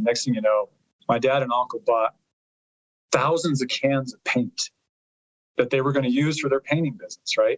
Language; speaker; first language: English; early bilingual, other home language; Italian